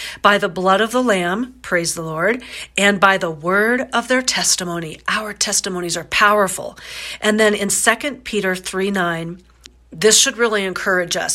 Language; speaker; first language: English; native; English